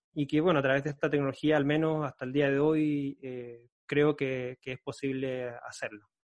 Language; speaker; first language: Spanish; native; Spanish